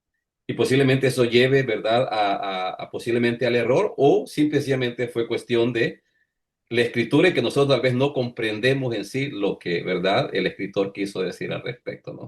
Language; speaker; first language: Spanish; native; Spanish